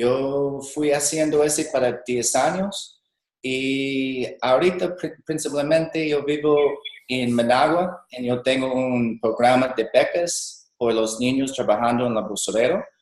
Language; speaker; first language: Spanish; non-native, learner; English